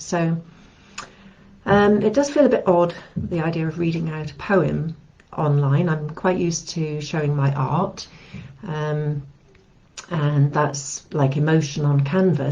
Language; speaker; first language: English; native; English